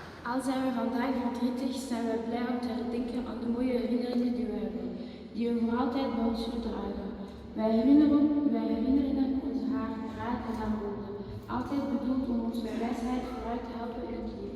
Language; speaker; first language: Dutch; early bilingual, other home language; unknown